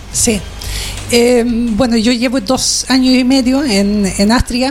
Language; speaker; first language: Spanish; non-native, fluent; Swedish